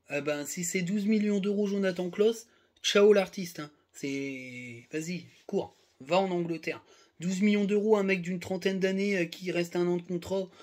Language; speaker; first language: French; native; French